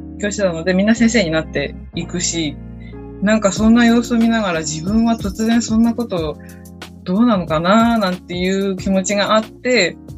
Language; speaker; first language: Japanese; native; Japanese